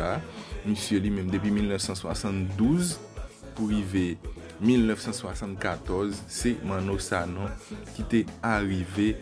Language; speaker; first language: French; non-native, learner; Haitian Creole